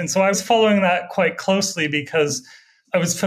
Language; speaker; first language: English; native; English